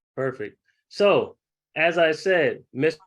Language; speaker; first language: English; native; English